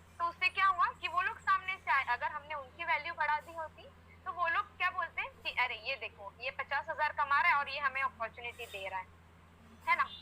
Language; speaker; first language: Hindi; non-native, local second language; Gujarati